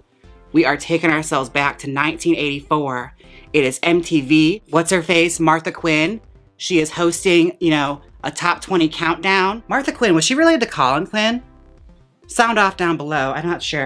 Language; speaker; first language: English; native; English